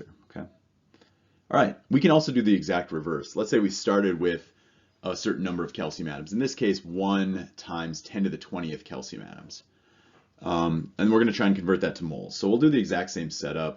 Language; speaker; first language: English; native; English